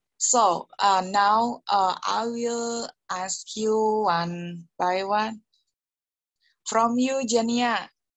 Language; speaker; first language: English; non-native, learner; Indonesian